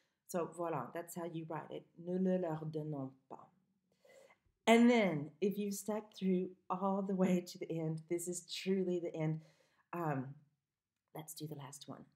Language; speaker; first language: English; native; English